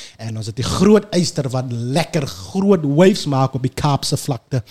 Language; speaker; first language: Afrikaans; early bilingual, heritage; Afrikaans